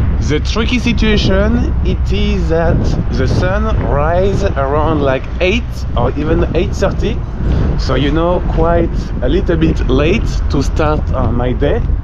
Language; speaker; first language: English; non-native, fluent; French